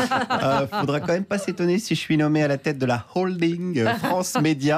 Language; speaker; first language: French; native; French